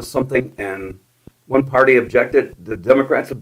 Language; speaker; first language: English; native; English